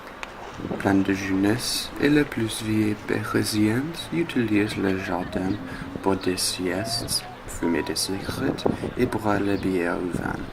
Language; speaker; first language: French; non-native, learner; English